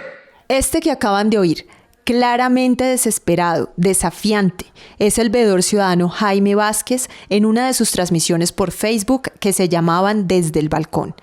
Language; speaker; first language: Spanish; native; Spanish